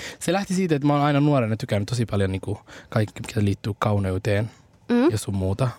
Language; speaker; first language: Finnish; early bilingual, other home language; Somali